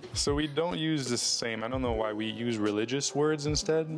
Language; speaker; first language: English; native; English